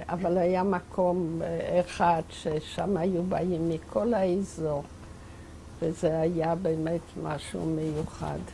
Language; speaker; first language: Hebrew; non-native, fluent; Yiddish